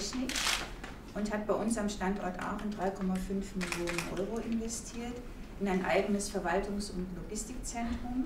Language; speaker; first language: German; native; German